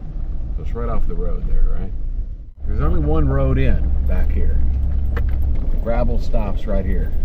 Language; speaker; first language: English; native; English